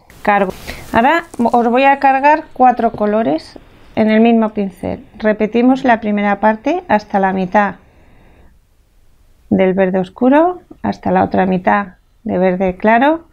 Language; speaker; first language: Spanish; native; Spanish